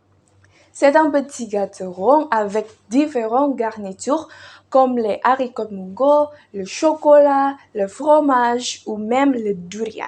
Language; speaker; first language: French; non-native, learner; Indonesian